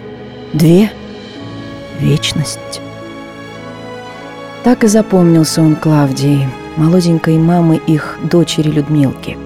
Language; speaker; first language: Russian; native; Russian